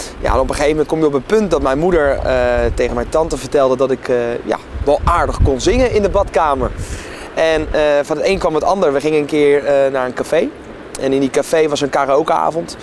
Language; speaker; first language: Dutch; native; Dutch